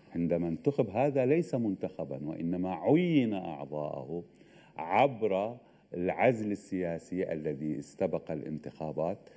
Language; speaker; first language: Arabic; native; Arabic